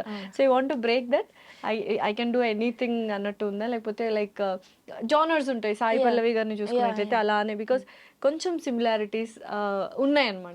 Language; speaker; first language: Telugu; native; Telugu